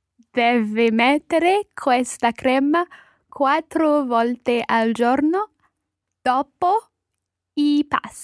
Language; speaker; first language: Italian; non-native, learner; English